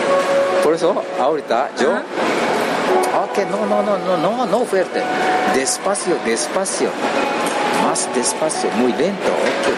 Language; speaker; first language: Spanish; non-native, learner; Japanese